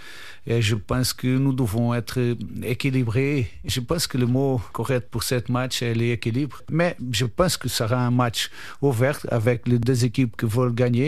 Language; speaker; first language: French; non-native, fluent; Portuguese